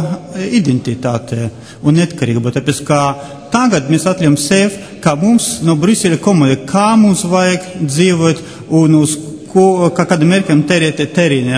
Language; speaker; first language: Latvian; non-native, local second language; Russian